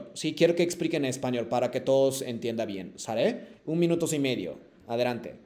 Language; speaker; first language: Spanish; non-native, fluent; Japanese